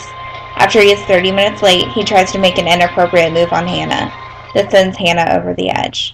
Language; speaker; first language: English; native; English